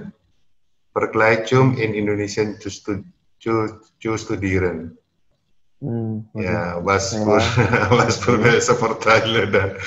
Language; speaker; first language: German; non-native, learner; Indonesian